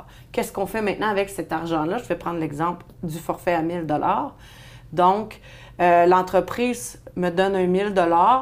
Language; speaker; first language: French; native; French